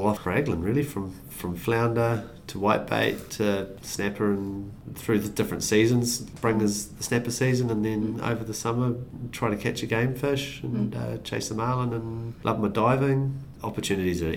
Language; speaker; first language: English; native; English